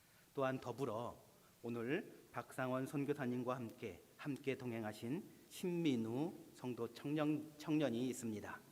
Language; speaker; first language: Korean; native; Korean